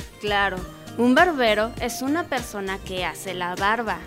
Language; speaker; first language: Spanish; native; Spanish